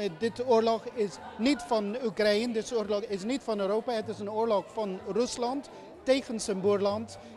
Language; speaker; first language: Dutch; non-native, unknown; English